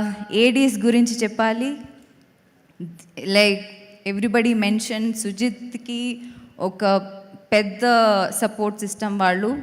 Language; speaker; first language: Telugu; non-native, local second language; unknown